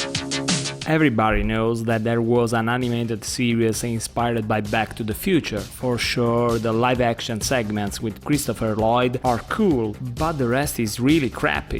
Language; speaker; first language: English; non-native, fluent; Italian